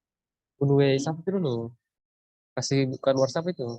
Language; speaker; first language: Indonesian; native; Indonesian